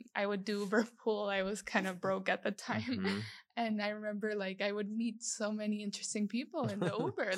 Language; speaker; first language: English; non-native, fluent; Spanish